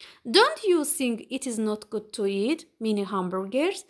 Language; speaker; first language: English; non-native, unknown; Azerbaijani